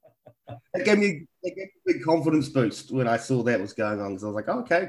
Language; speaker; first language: English; native; English